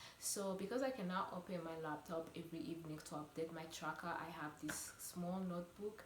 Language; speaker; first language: English; non-native, local second language; Kinyarwanda